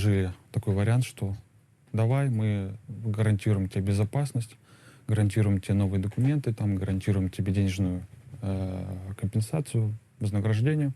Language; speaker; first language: Russian; native; Russian